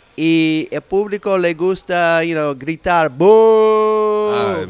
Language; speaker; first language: Spanish; non-native, learner; English